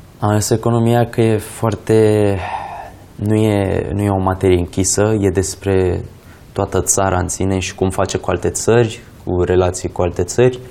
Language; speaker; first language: Romanian; early bilingual, other home language; Arabic